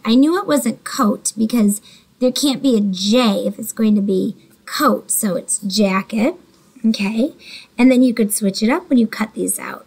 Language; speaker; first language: English; native; English